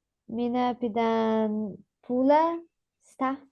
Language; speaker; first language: Finnish; non-native, learner; Russian